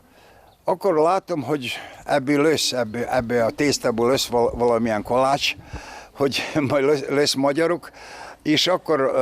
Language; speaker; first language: Hungarian; early bilingual, heritage; Hungarian